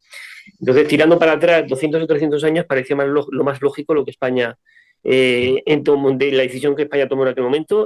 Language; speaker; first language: Spanish; native; Spanish